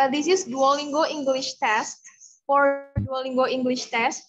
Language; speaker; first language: English; non-native, fluent; Indonesian